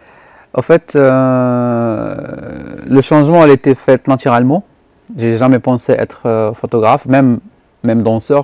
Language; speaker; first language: French; non-native, local second language; Arabic